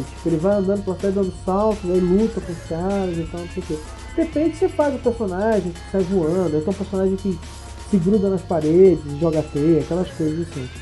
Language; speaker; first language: Portuguese; native; Portuguese